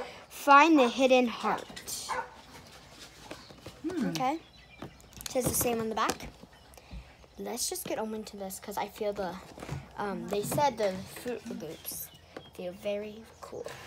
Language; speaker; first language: English; native; English